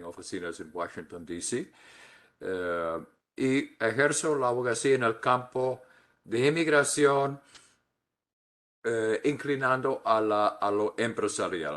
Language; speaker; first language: Spanish; non-native, fluent; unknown